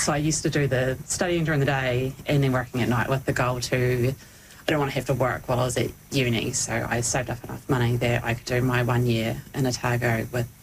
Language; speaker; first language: English; native; English